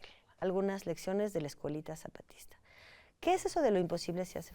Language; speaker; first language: Spanish; native; Spanish